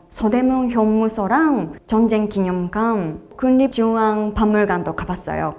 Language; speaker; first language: Korean; non-native, fluent; Japanese